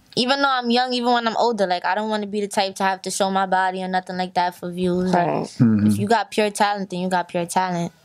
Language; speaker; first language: English; native; English